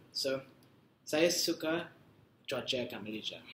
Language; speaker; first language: Malay; non-native, learner; English